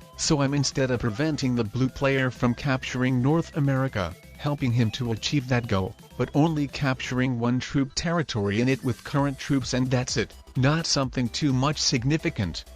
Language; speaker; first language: English; non-native, fluent; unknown